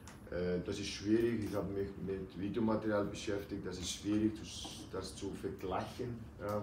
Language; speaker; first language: German; non-native, fluent; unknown